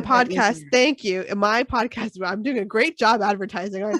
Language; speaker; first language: English; native; English